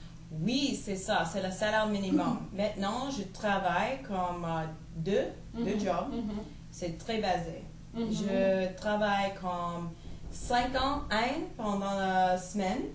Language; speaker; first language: French; non-native, learner; English